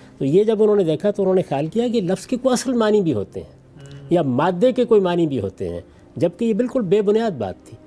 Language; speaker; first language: Urdu; non-native, local second language; Punjabi